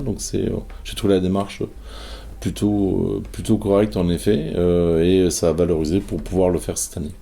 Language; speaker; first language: French; native; French